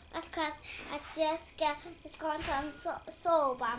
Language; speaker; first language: Swedish; early bilingual, heritage; Swedish